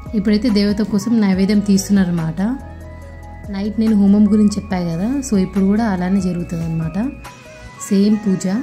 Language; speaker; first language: Telugu; non-native, local second language; Lambadi